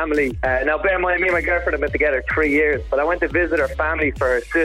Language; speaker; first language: English; native; English